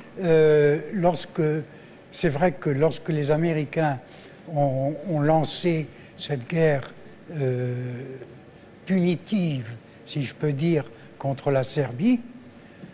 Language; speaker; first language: French; native; French